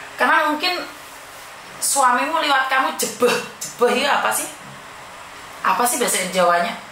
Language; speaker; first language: Indonesian; non-native, local second language; Javanese